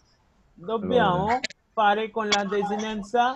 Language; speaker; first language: Italian; non-native, fluent; Spanish